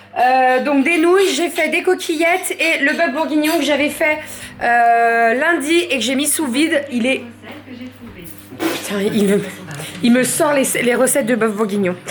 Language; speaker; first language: French; native; French